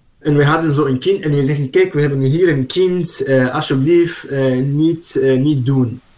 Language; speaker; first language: Dutch; non-native, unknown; Arabic